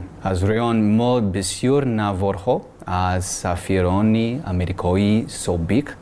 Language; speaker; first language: Persian; non-native, learner; English